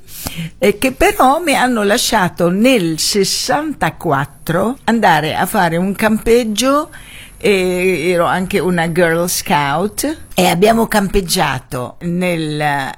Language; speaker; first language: Italian; non-native, fluent; Arabic